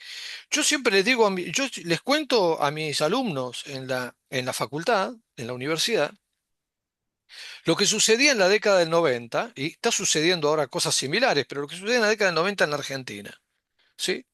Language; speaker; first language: Spanish; native; Spanish